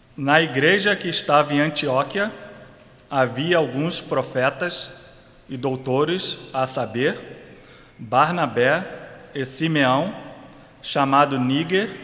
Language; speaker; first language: Portuguese; native; Portuguese